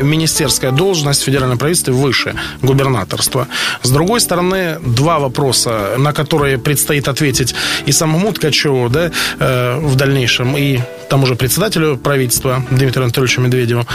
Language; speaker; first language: Russian; native; Russian